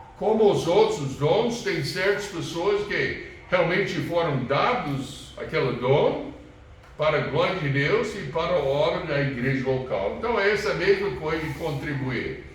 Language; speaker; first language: Portuguese; non-native, fluent; English